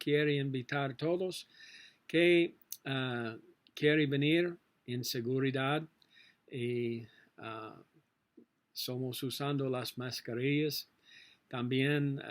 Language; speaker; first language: Spanish; non-native, learner; English